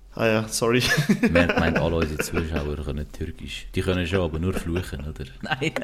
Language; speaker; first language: German; early bilingual, other home language; Turkish